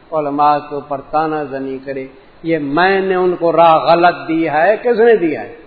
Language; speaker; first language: Urdu; non-native, local second language; Punjabi